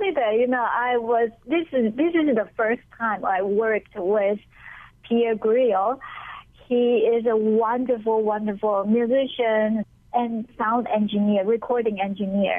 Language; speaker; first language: English; non-native, fluent; Chinese